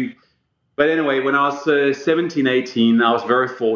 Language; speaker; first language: English; non-native, fluent; Danish